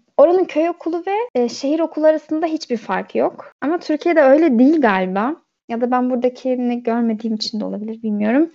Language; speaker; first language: Turkish; early bilingual, heritage; Turkish